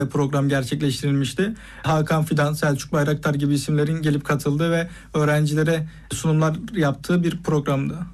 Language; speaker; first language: Turkish; native; Turkish